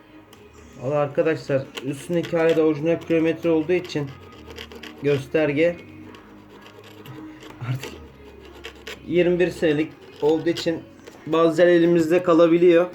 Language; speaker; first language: Turkish; native; Turkish